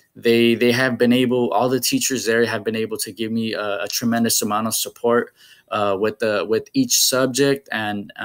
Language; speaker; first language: English; early bilingual, other home language; Spanish